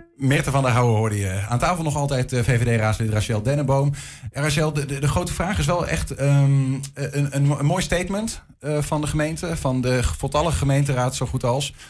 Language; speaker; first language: Dutch; native; Dutch